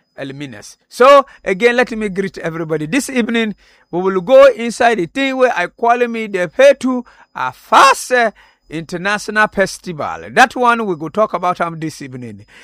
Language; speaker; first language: Nigerian Pidgin; non-native, local second language; Akan